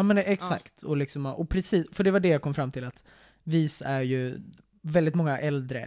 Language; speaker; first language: Swedish; native; Swedish